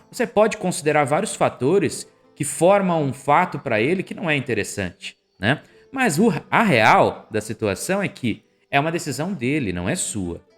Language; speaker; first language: Portuguese; native; Portuguese